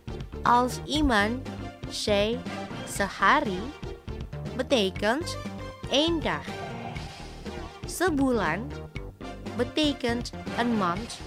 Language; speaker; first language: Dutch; non-native, fluent; Indonesian